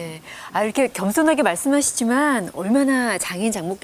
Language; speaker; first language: Korean; native; Korean